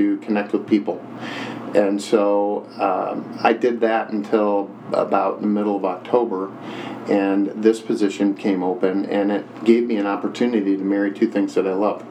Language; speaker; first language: English; native; English